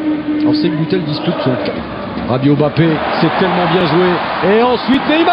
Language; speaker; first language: French; native; French